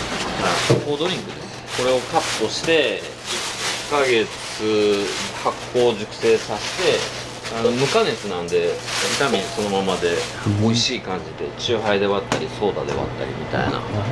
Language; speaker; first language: Japanese; native; Japanese